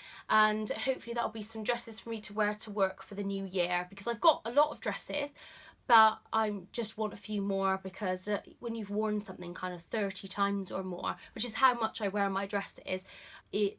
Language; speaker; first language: English; native; English